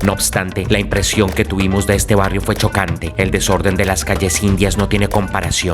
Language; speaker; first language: Spanish; native; Spanish